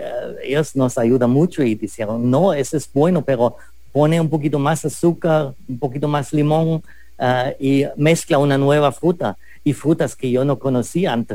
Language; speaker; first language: Spanish; non-native, fluent; German